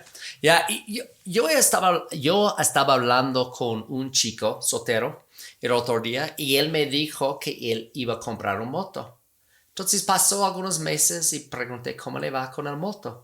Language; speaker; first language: Spanish; non-native, fluent; English